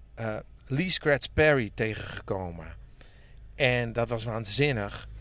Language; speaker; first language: Dutch; non-native, local second language; Western Frisian